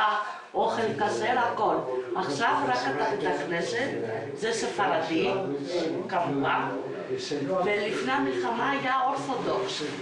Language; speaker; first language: Hebrew; non-native, fluent; Greek